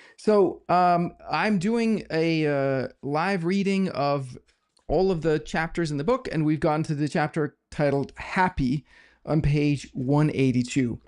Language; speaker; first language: English; non-native, fluent; Danish